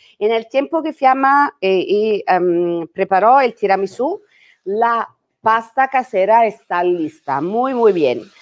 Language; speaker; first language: Spanish; non-native, learner; Italian